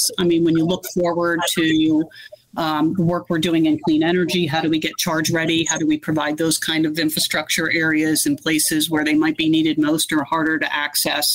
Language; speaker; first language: English; native; English